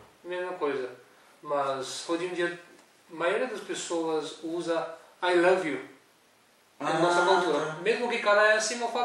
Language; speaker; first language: Portuguese; non-native, learner; Urdu